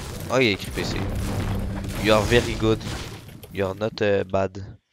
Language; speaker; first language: English; non-native, learner; French